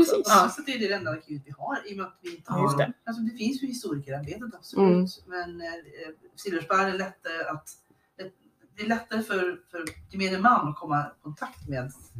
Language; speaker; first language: Swedish; native; Swedish